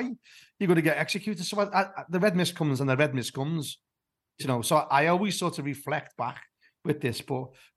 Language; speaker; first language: English; native; English